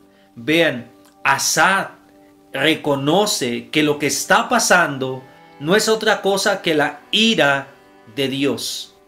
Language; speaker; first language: Spanish; native; Spanish